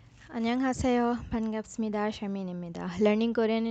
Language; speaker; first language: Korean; non-native, fluent; Urdu